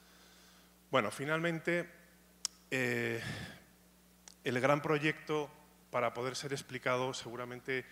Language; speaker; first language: Spanish; native; Spanish